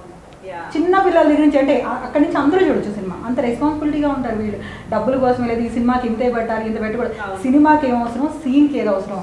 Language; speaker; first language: Telugu; native; Telugu